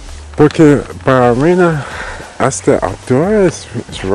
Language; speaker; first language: Spanish; non-native, learner; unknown